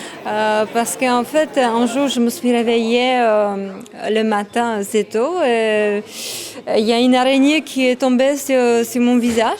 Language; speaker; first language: French; non-native, fluent; Czech